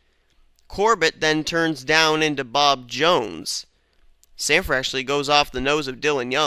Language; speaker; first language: English; native; English